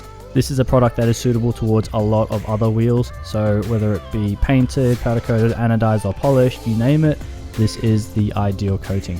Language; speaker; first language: English; native; English